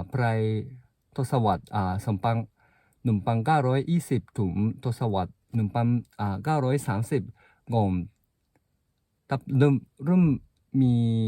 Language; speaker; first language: Thai; non-native, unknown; Japanese